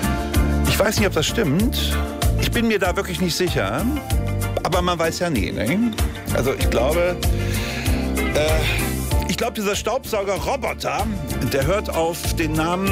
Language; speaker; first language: German; native; German